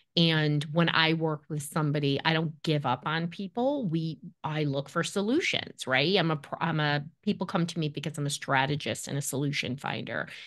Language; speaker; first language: English; native; English